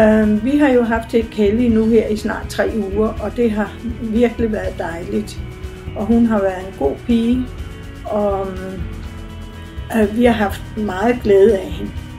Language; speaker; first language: Danish; native; Danish